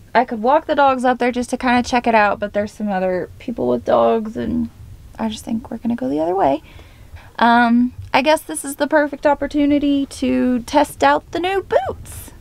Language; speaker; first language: English; native; English